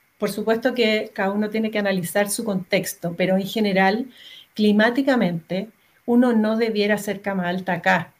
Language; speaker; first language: Spanish; native; Spanish